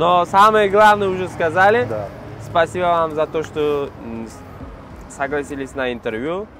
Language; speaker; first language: Russian; non-native, local second language; Uzbek